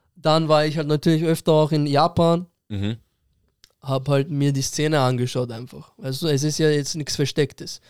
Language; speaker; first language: German; early bilingual, other home language; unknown